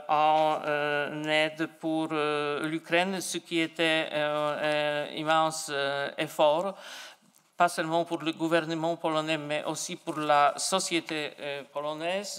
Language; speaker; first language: French; non-native, fluent; Polish